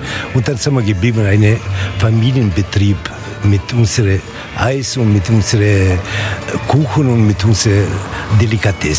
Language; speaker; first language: German; non-native, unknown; Italian